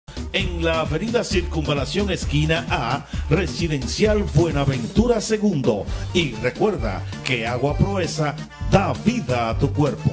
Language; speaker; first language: Spanish; native; Spanish